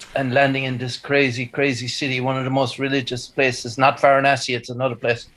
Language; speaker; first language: English; native; English